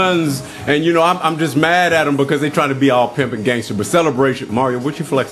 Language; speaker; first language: English; native; English